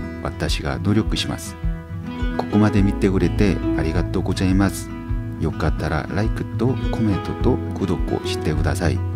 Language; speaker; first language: Japanese; non-native, learner; Korean